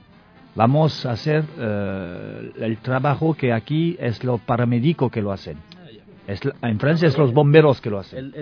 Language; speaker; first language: Spanish; non-native, learner; French